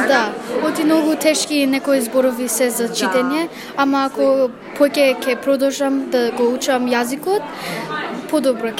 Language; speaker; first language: Macedonian; early bilingual, heritage; Macedonian